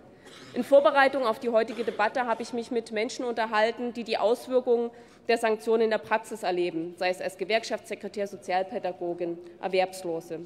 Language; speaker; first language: German; native; German